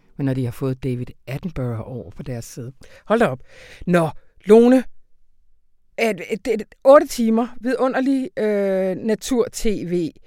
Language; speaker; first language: Danish; native; Danish